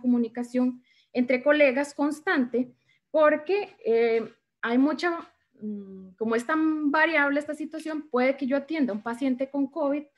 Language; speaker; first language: Spanish; native; Spanish